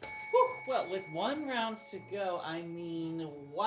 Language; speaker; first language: English; native; English